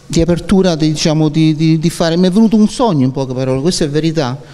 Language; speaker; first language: Italian; early bilingual, other home language; English